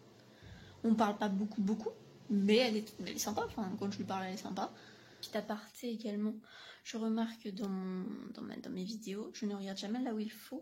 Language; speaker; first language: French; native; French